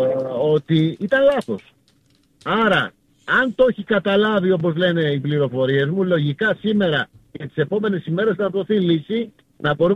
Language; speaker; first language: Greek; native; Greek